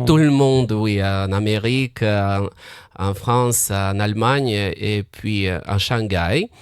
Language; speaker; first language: French; non-native, fluent; Russian